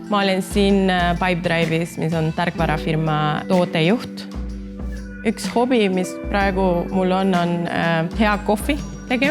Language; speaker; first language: Estonian; non-native, fluent; Spanish